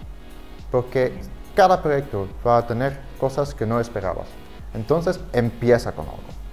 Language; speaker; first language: Spanish; non-native, fluent; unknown